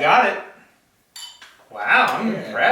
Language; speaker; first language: English; native; English